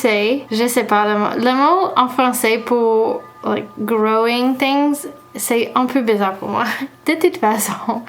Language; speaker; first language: French; non-native, learner; English